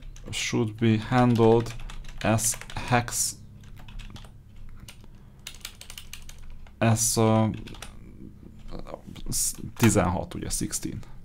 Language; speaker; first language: English; non-native, fluent; Hungarian